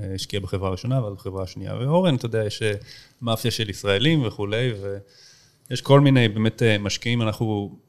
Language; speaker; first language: Hebrew; native; Hebrew